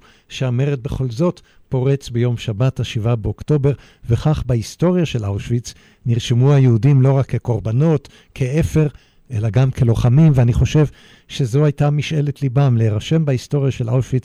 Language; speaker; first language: Hebrew; native; Hebrew